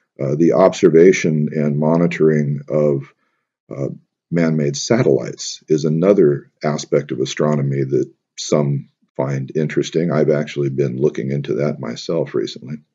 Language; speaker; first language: English; native; English